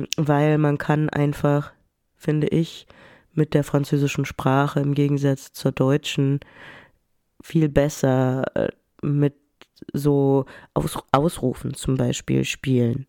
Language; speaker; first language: German; early bilingual, other home language; French